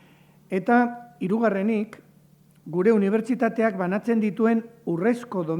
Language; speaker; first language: Basque; native; Basque